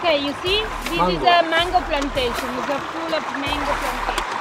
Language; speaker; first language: English; non-native, learner; Italian